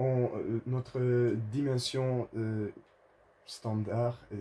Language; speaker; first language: French; non-native, learner; Dutch